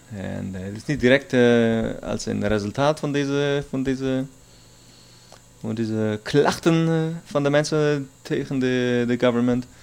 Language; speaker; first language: Dutch; non-native, learner; German